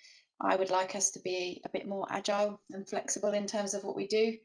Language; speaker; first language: English; native; English